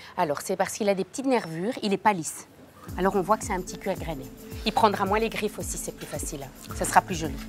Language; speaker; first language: French; native; French